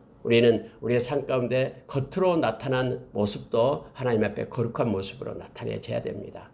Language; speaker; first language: Korean; native; Korean